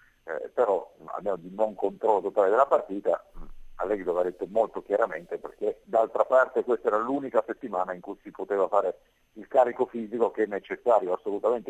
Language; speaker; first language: Italian; native; Italian